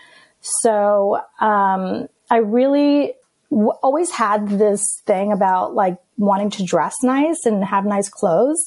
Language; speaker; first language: English; early bilingual, other home language; Greek